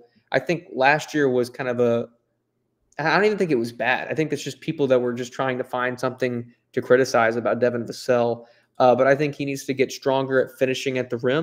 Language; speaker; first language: English; native; English